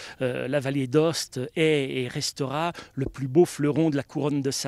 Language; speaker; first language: French; native; French